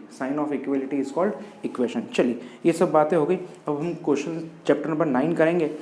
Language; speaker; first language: Hindi; native; Hindi